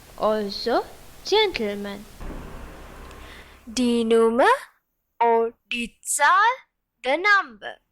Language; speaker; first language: German; non-native, learner; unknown